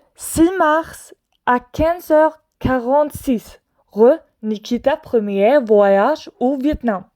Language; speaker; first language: French; non-native, learner; Swedish